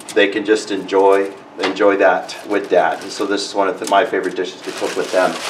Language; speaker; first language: English; early bilingual, other home language; Spanish